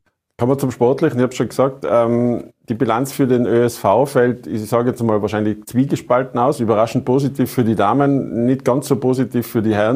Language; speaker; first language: German; native; German